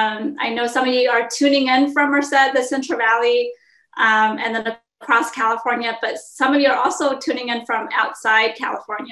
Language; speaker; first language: English; early bilingual, other home language; Hmong